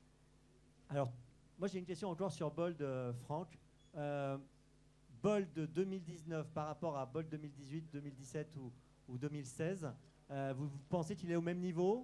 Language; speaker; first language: French; native; French